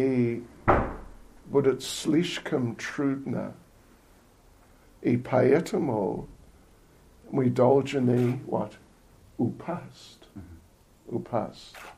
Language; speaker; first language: Russian; non-native, learner; English